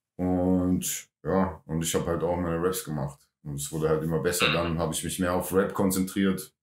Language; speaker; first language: German; native; German